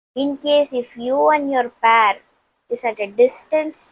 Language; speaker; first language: English; non-native, local second language; Tamil